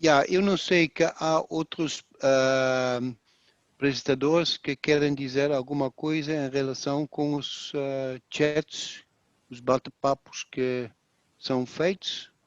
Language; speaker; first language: Portuguese; non-native, fluent; Dutch